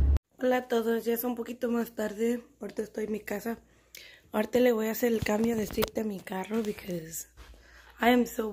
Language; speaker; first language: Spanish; early bilingual, other home language; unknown